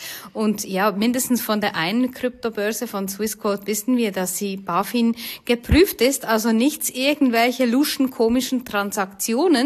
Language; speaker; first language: German; native; German